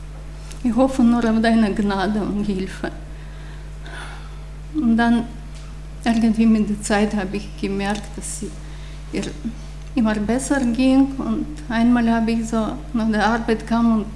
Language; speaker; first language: German; non-native, fluent; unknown